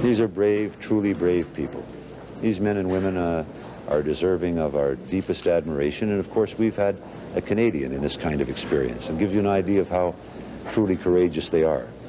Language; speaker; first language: English; native; English